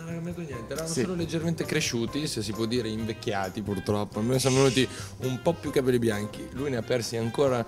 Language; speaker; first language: Italian; native; Italian